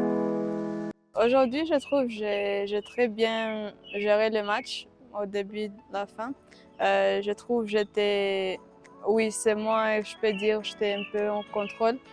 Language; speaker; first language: French; non-native, local second language; Rundi